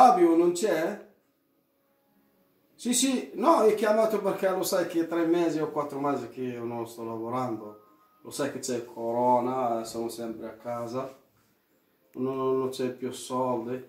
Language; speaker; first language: Italian; non-native, fluent; Arabic